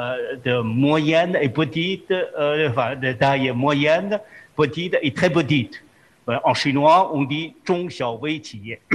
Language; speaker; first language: French; non-native, fluent; Chinese